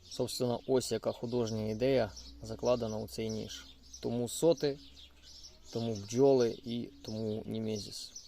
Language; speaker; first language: Ukrainian; non-native, local second language; Russian